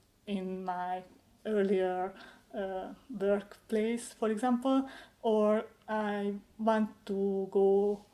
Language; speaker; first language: English; non-native, learner; Hungarian